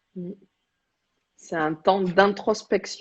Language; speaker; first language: French; native; French